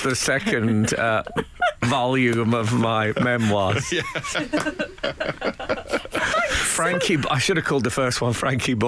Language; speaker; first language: English; native; English